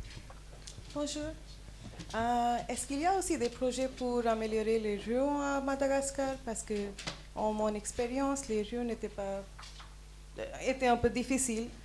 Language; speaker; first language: French; non-native, fluent; German